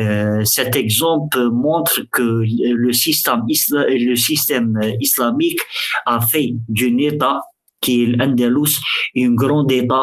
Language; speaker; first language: French; early bilingual, other home language; Arabic